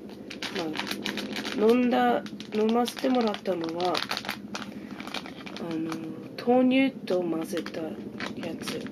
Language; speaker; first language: Japanese; non-native, fluent; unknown